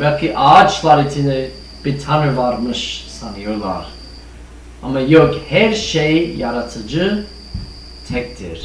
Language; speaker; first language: Turkish; non-native, fluent; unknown